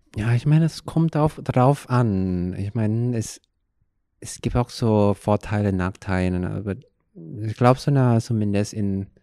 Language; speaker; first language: German; non-native, fluent; Thai